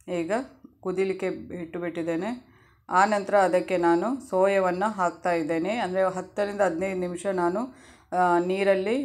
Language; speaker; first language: Kannada; non-native, local second language; Tulu